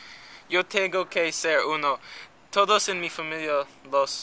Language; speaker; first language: Spanish; non-native, learner; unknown